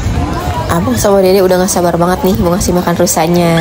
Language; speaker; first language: Indonesian; native; Indonesian